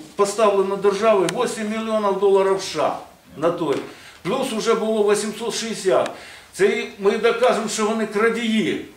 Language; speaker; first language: Ukrainian; non-native, local second language; Russian